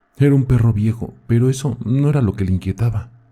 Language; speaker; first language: Spanish; native; Spanish